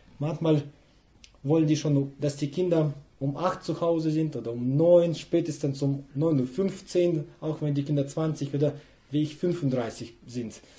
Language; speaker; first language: German; non-native, fluent; Russian